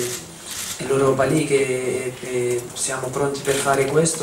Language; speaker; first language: Italian; non-native, fluent; Dutch